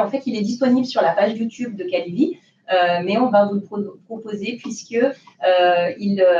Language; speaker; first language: French; native; French